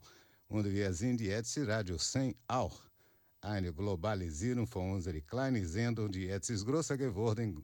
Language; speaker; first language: German; non-native, learner; Portuguese